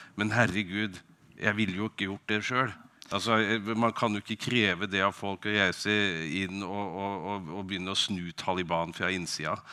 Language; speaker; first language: Norwegian; native; Norwegian